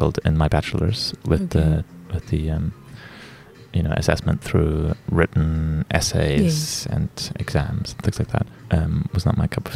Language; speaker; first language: English; native; English